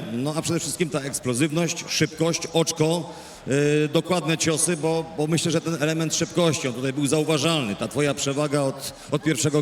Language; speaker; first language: Polish; native; Polish